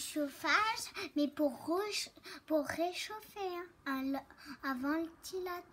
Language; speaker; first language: French; early bilingual, other home language; Turkish